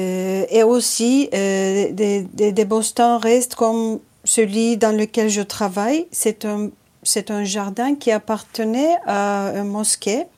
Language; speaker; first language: French; non-native, fluent; Turkish